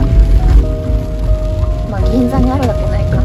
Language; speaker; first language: Japanese; non-native, fluent; Korean